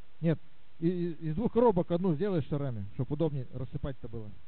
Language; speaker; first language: Russian; native; Russian